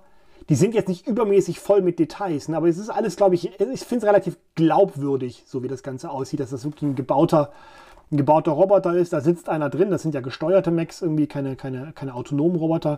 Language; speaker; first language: German; native; German